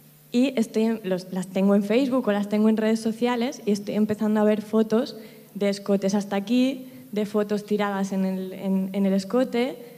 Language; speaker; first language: Spanish; native; Spanish